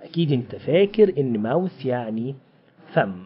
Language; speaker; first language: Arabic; native; Arabic